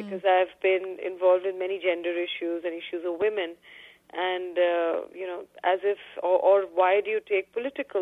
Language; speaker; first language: English; non-native, local second language; Hindi